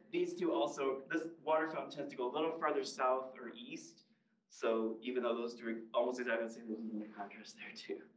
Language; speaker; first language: English; native; English